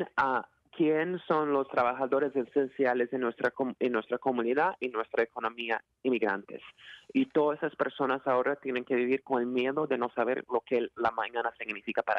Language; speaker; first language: Spanish; non-native, fluent; Portuguese